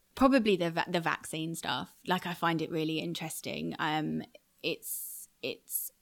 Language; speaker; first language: English; native; English